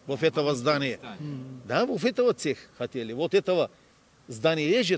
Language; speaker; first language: Russian; non-native, learner; Turkish